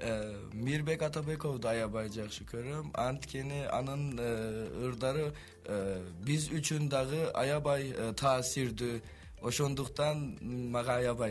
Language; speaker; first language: Kyrgyz; non-native, learner; Turkish